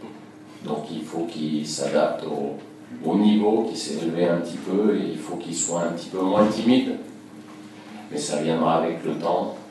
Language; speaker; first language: French; native; French